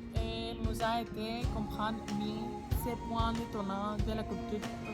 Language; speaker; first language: French; non-native, learner; Greek